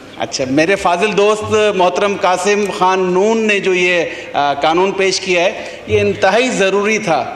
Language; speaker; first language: Urdu; native; Urdu